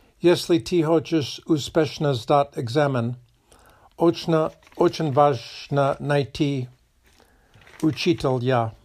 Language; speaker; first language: Russian; non-native, learner; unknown